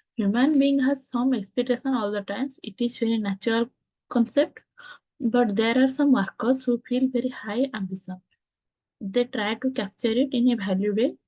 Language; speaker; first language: English; non-native, local second language; Odia